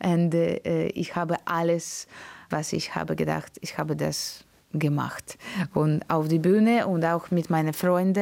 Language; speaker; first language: German; non-native, learner; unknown